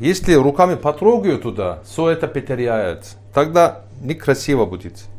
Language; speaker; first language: Russian; non-native, learner; Turkish